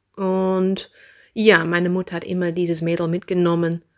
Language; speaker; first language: German; non-native, fluent; English